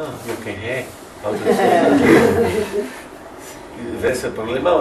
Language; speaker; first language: Spanish; non-native, learner; French